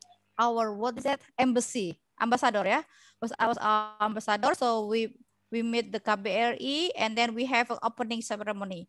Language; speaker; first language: English; non-native, learner; Indonesian